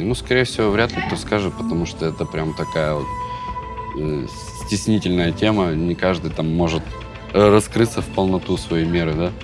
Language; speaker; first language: Russian; native; Russian